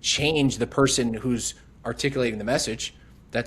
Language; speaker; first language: English; native; English